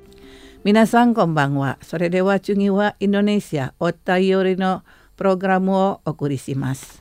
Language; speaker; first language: Japanese; non-native, fluent; Indonesian